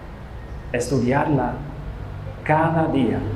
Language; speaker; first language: Spanish; non-native, fluent; Dutch